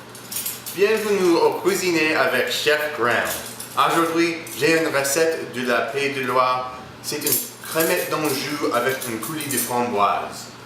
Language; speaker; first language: French; non-native, learner; English